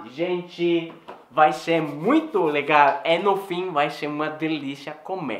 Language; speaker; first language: Portuguese; non-native, fluent; Swedish